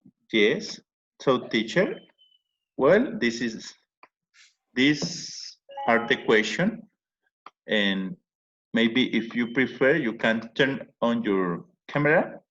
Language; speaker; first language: English; non-native, learner; Spanish